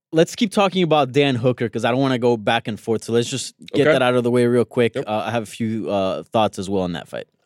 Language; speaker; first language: English; early bilingual, other home language; Spanish